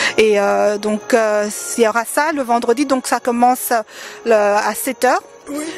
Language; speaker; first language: French; non-native, local second language; Lingala